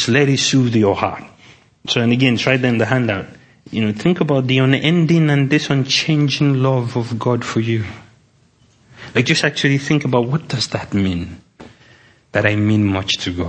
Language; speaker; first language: English; non-native, local second language; Yoruba